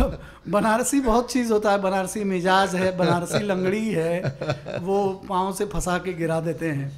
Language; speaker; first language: Hindi; native; Hindi